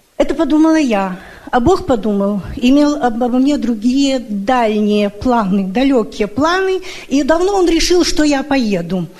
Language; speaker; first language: Russian; native; Russian